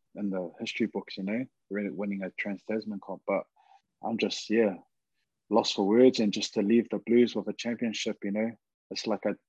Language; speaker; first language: English; native; English